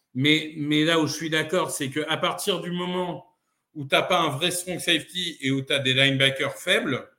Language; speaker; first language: French; native; French